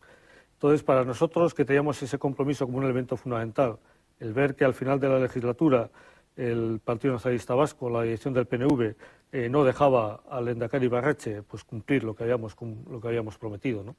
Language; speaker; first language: Spanish; native; Spanish